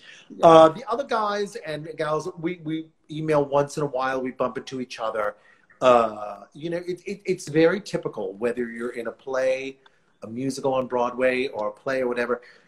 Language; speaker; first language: English; native; English